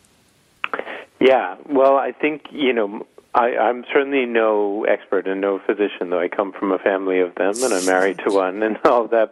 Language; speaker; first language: English; native; English